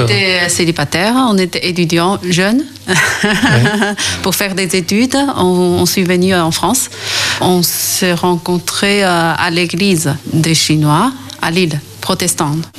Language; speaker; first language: French; non-native, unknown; Chinese